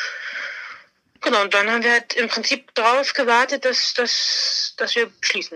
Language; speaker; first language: German; native; German